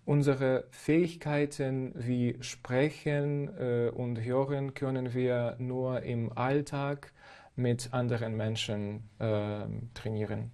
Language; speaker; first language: German; non-native, fluent; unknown